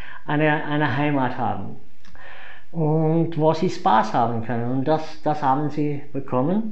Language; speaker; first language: German; non-native, fluent; English